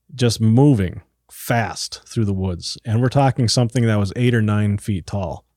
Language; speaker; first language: English; native; English